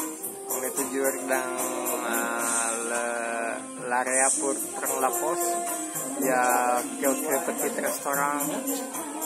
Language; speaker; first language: French; non-native, learner; Indonesian